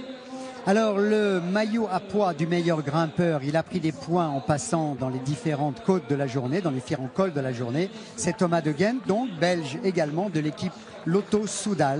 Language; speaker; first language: French; native; French